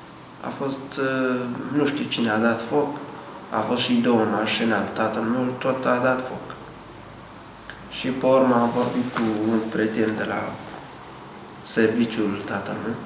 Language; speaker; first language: Romanian; non-native, learner; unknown